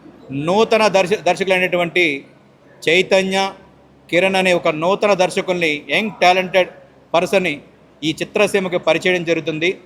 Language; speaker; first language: Telugu; native; Telugu